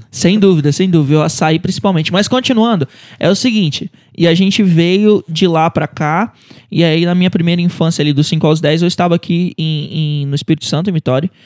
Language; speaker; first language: Portuguese; native; Portuguese